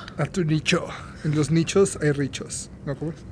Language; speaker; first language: Spanish; native; Spanish